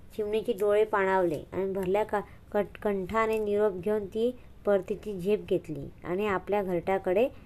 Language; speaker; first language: Marathi; non-native, local second language; Hindi